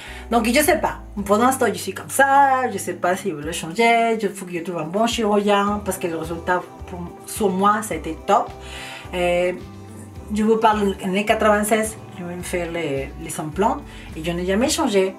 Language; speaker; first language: French; non-native, fluent; Spanish